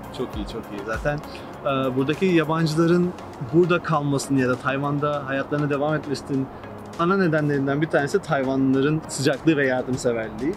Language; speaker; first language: Turkish; native; Turkish